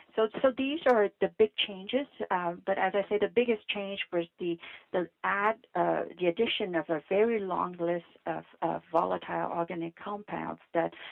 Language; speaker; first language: English; non-native, fluent; Vietnamese